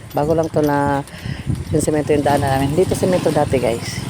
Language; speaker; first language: Filipino; native; Filipino